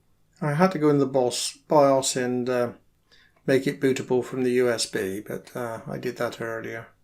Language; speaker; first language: English; native; English